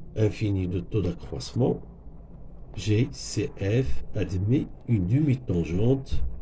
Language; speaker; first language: French; non-native, local second language; Arabic